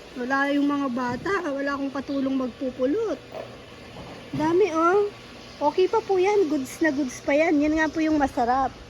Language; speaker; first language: Filipino; non-native, local second language; Pampanga